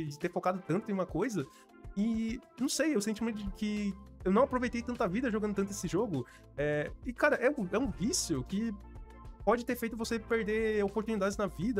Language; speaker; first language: Portuguese; native; Portuguese